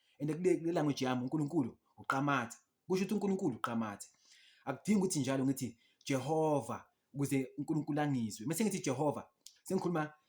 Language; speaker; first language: Zulu; non-native, local second language; Xhosa